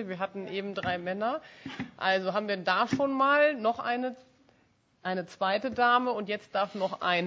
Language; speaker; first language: German; native; German